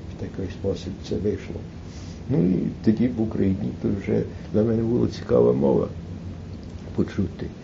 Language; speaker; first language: Ukrainian; early bilingual, heritage; Ukrainian